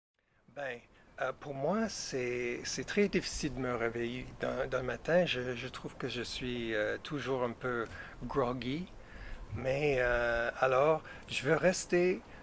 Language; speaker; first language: French; non-native, fluent; English